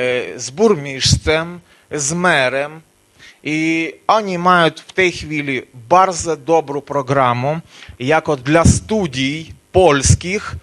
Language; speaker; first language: Polish; non-native, learner; Ukrainian